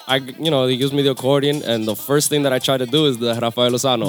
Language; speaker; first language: English; native; English